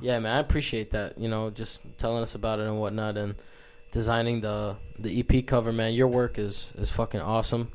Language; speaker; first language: English; early bilingual, other home language; Spanish